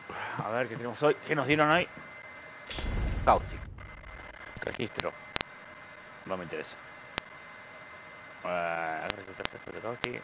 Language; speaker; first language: Spanish; native; Spanish